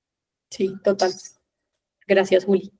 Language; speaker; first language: Spanish; native; Spanish